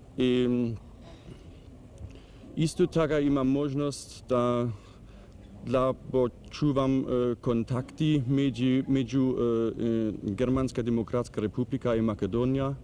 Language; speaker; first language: Macedonian; non-native, learner; German